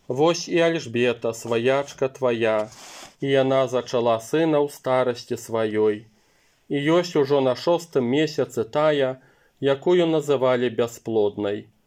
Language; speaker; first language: Belarusian; non-native, local second language; Russian